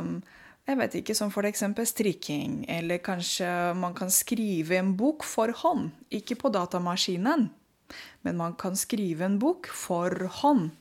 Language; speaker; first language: Norwegian; non-native, fluent; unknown